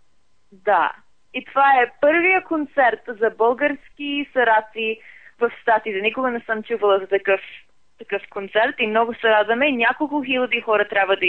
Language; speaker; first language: Bulgarian; non-native, fluent; English